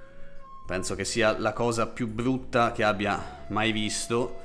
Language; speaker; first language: Italian; native; Italian